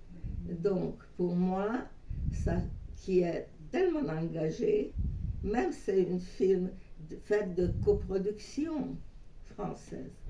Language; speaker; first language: French; non-native, fluent; Hungarian